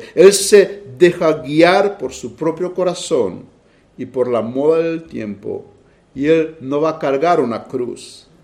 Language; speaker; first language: Spanish; non-native, fluent; Romanian